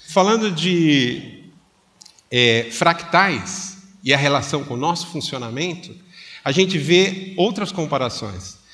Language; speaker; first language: Portuguese; native; Portuguese